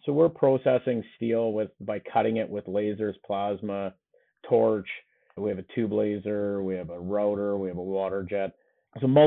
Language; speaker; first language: English; native; English